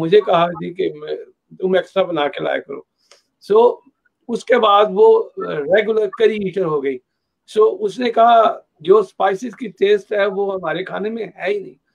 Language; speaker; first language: Urdu; native; Urdu